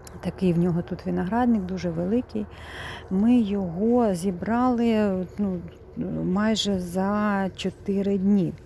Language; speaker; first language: Ukrainian; native; Ukrainian